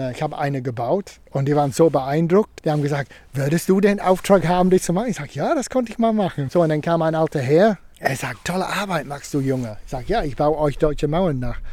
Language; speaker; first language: German; non-native, fluent; English